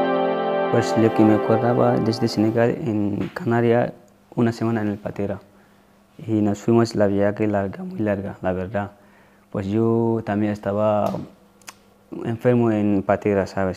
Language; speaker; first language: Spanish; non-native, learner; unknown